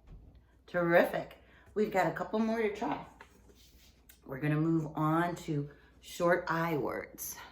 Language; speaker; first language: English; native; English